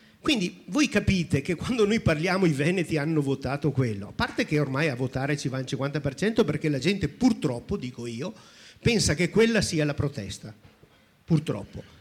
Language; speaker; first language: Italian; native; Italian